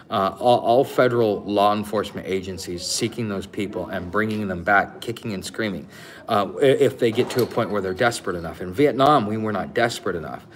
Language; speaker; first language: English; native; English